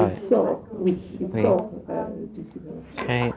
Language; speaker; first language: French; non-native, fluent; English